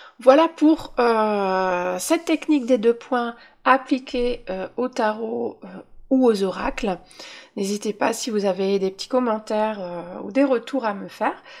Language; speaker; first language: French; native; French